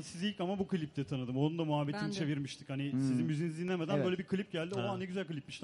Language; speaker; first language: Turkish; native; Turkish